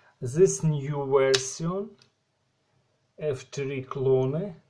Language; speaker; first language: English; non-native, learner; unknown